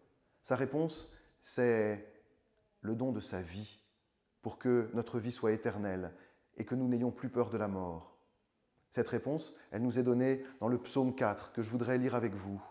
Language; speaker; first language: French; native; French